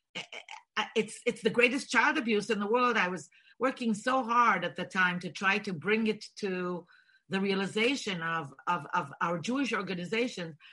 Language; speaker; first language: English; non-native, fluent; Bulgarian